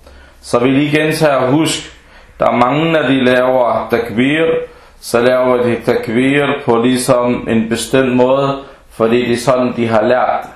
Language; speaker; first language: Danish; early bilingual, other home language; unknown